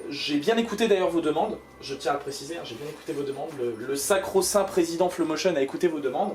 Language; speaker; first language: French; native; French